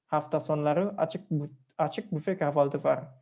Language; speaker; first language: Turkish; non-native, fluent; Indonesian